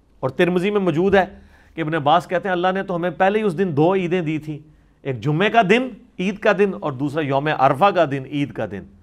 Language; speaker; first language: Urdu; non-native, local second language; Punjabi